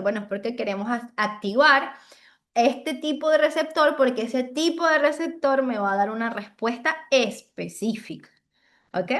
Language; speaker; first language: Spanish; native; Spanish